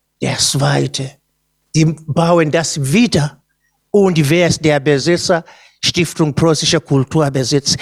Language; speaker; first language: German; non-native, fluent; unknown